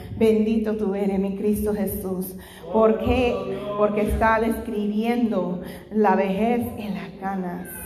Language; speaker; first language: Spanish; non-native, fluent; English